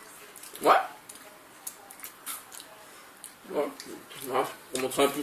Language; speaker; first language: French; native; French